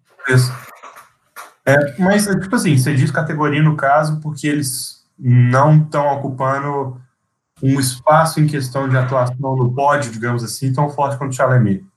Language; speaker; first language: Portuguese; native; Portuguese